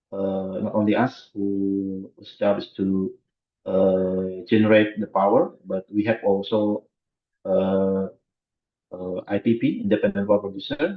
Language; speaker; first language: English; non-native, fluent; Indonesian